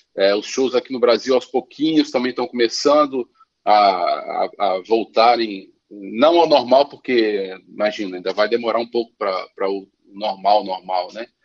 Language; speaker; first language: Portuguese; native; Portuguese